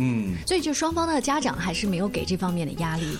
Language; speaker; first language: Chinese; native; Chinese